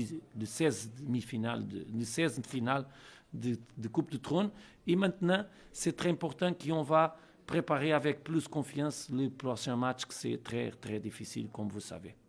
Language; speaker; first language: French; non-native, learner; Portuguese